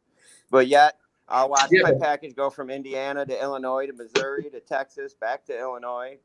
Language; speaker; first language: English; native; English